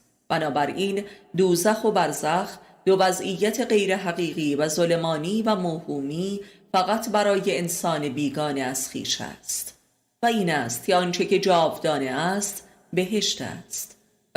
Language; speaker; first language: Persian; native; Persian